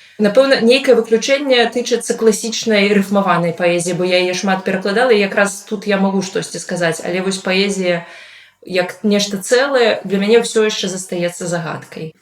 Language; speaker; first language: Belarusian; non-native, local second language; Russian